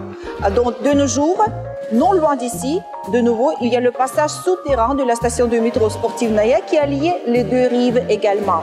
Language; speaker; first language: French; non-native, fluent; Russian